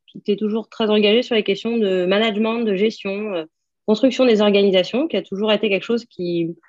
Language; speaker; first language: French; native; French